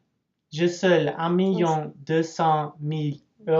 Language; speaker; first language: French; non-native, learner; English